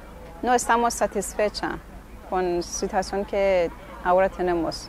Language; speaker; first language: Spanish; non-native, learner; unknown